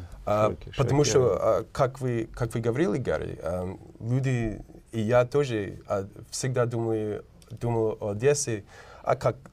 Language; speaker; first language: Russian; non-native, learner; English